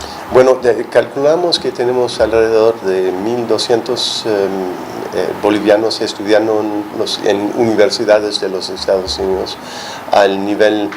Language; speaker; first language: Spanish; non-native, fluent; English